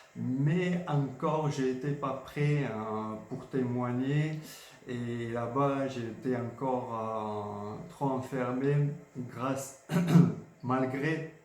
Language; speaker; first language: French; non-native, fluent; Georgian